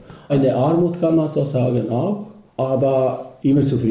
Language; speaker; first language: German; non-native, learner; Albanian